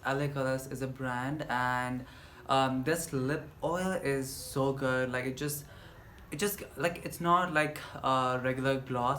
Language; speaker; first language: English; non-native, local second language; Nepali